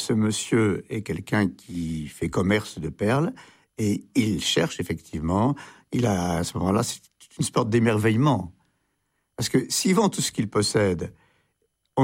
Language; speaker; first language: French; native; French